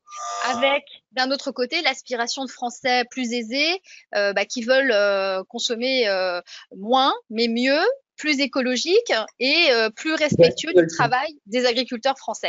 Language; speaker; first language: French; native; French